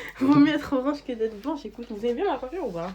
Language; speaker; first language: French; native; French